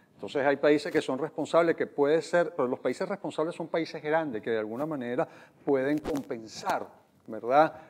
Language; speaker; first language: Spanish; native; Spanish